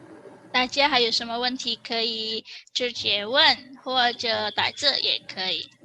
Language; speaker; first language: Chinese; non-native, fluent; Indonesian